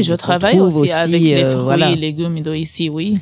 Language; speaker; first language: French; non-native, learner; Arabic